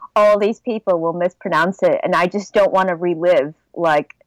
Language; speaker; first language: English; native; English